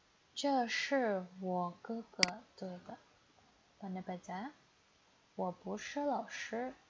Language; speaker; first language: Chinese; non-native, fluent; Indonesian